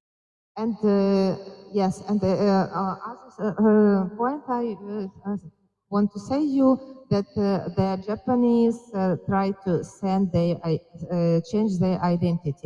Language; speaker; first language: English; non-native, fluent; Ukrainian